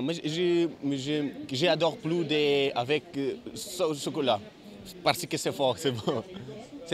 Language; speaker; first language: French; non-native, learner; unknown